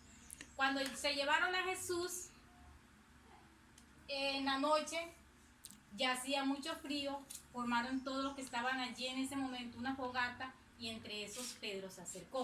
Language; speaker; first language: Spanish; native; Spanish